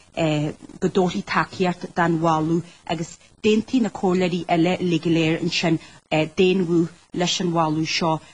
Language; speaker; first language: Irish; native; Irish